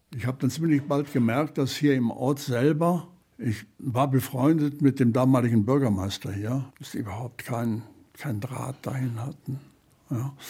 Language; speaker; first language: German; native; German